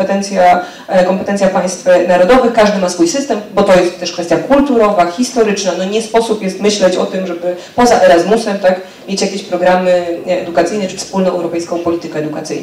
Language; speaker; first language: Polish; native; Polish